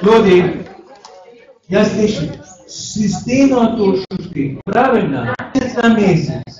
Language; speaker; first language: Russian; non-native, learner; German